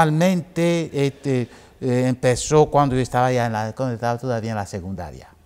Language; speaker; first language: Spanish; non-native, fluent; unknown